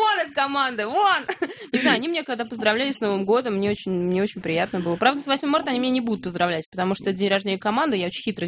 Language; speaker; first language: Russian; native; Russian